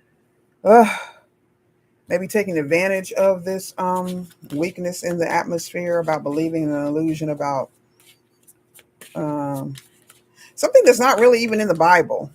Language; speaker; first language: English; native; English